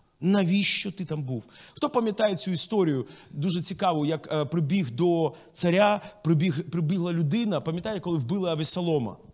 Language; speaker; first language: Ukrainian; non-native, local second language; Russian